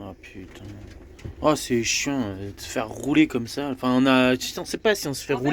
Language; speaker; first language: French; native; French